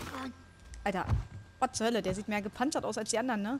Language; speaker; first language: German; native; German